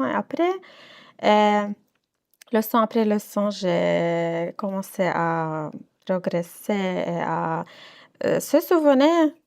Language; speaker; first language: French; non-native, local second language; Arabic